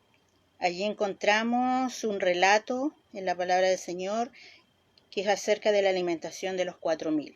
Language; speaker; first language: Spanish; native; Spanish